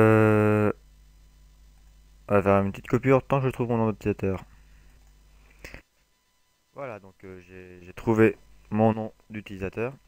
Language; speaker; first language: French; native; French